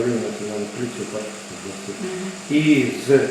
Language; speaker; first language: Ukrainian; native; Ukrainian